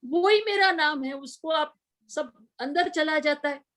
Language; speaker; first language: Hindi; non-native, local second language; Gujarati